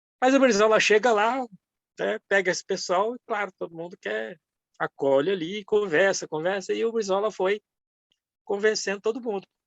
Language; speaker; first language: Portuguese; early bilingual, other home language; Japanese